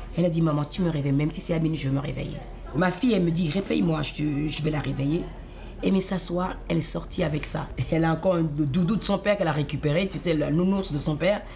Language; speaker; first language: French; non-native, local second language; Fon